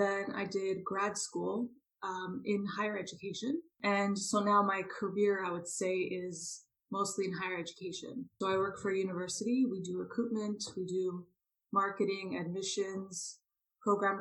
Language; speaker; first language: English; native; English